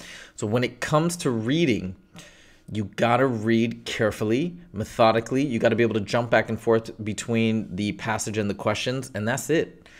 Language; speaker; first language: English; native; English